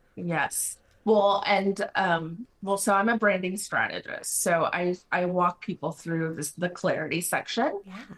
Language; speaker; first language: English; non-native, fluent; Spanish